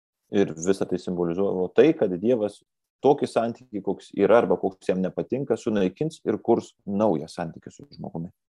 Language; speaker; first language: Lithuanian; native; Lithuanian